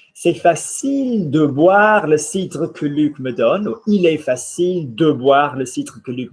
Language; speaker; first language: French; non-native, fluent; English